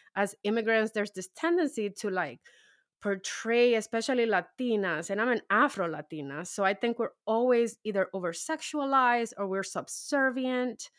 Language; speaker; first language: English; native; English